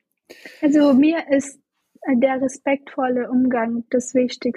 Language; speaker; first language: German; non-native, fluent; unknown